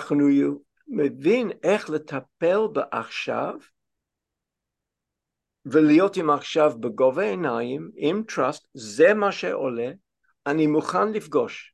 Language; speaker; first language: Hebrew; non-native, fluent; English